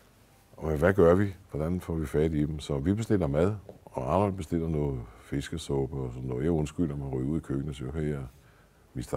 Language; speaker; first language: Danish; native; Danish